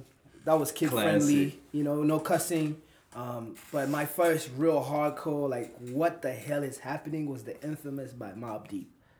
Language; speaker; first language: English; non-native, local second language; Ganda